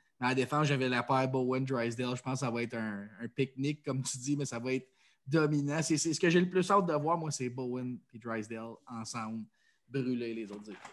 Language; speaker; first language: French; native; French